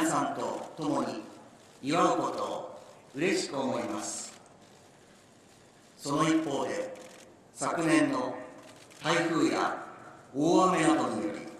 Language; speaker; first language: Japanese; native; Japanese